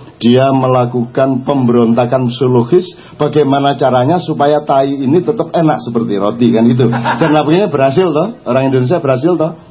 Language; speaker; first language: Indonesian; non-native, local second language; Javanese